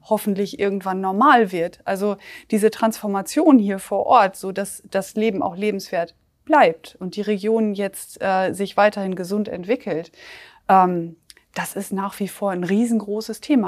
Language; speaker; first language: German; native; German